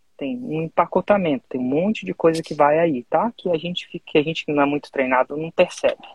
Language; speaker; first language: Portuguese; native; Portuguese